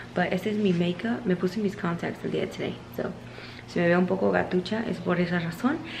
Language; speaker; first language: Spanish; early bilingual, heritage; Spanish